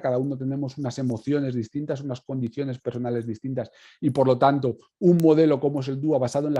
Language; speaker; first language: Spanish; native; Spanish